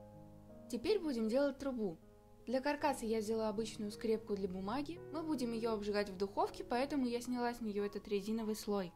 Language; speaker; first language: Russian; native; Russian